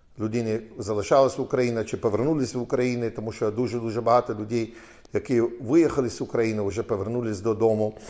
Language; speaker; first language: Ukrainian; non-native, fluent; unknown